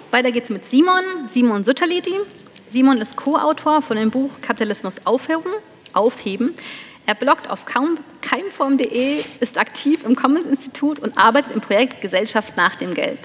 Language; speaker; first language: German; native; German